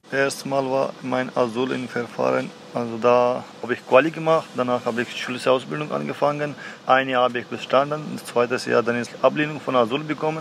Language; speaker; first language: German; non-native, learner; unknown